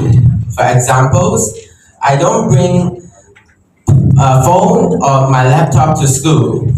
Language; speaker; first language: English; non-native, local second language; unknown